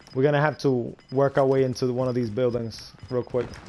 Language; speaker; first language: English; early bilingual, other home language; Spanish